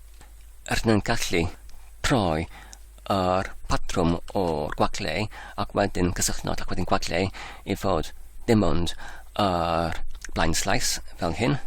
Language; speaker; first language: Welsh; non-native, learner; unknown